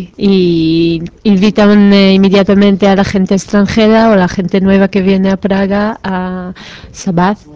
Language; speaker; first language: Spanish; non-native, fluent; Hebrew